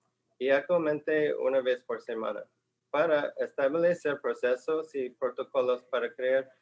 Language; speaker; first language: Spanish; non-native, fluent; English